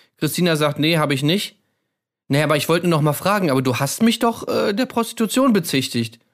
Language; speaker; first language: German; native; German